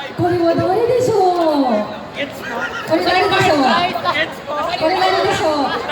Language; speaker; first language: Japanese; non-native, learner; Filipino